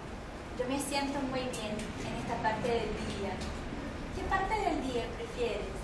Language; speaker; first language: Spanish; non-native, fluent; Portuguese